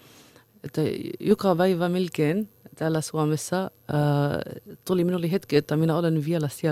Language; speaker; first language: Finnish; non-native, fluent; Arabic